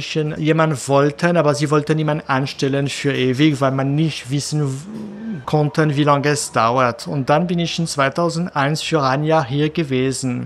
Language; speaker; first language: German; non-native, fluent; French